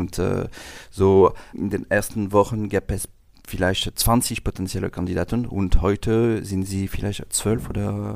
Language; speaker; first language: German; non-native, learner; French